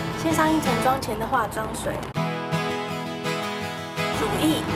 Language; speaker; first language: Chinese; native; Chinese